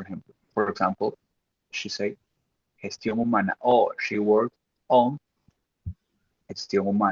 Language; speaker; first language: English; non-native, fluent; Spanish